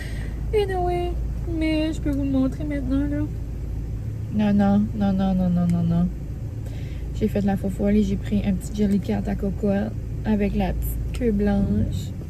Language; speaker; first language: French; native; French